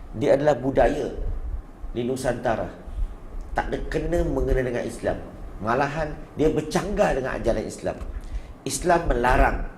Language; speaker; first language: Malay; non-native, local second language; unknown